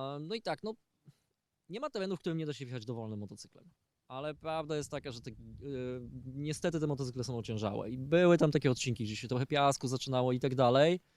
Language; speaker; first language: Polish; native; Polish